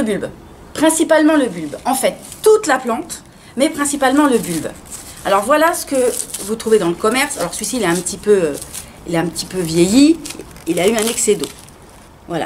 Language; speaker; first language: French; native; French